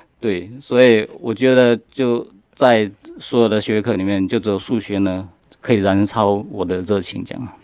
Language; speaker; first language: Chinese; native; Chinese